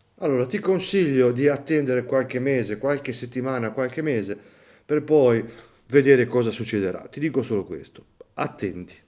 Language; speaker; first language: Italian; native; Italian